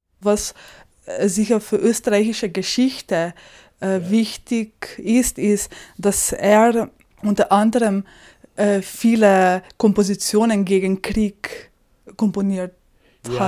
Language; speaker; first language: German; non-native, learner; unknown